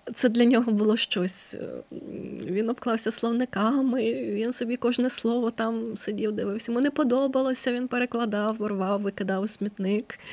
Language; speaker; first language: Ukrainian; native; Ukrainian